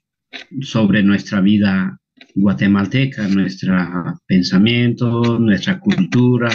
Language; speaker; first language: Spanish; non-native, local second language; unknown